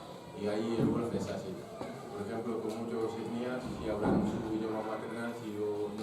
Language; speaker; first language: Spanish; non-native, fluent; Fula